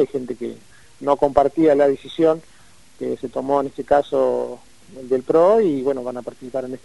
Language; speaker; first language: Spanish; native; Spanish